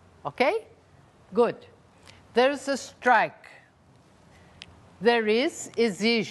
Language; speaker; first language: English; non-native, fluent; Portuguese